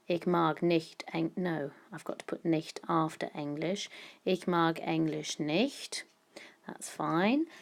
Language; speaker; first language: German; non-native, fluent; English